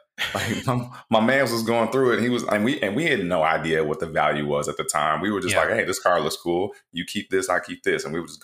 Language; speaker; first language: English; native; English